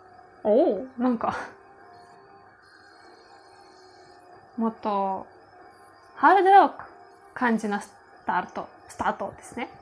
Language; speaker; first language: Japanese; non-native, learner; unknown